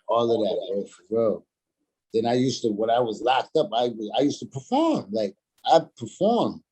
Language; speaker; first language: English; native; English